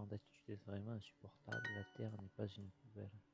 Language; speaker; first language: French; non-native, learner; English